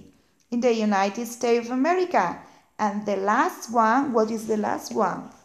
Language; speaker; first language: English; non-native, fluent; Spanish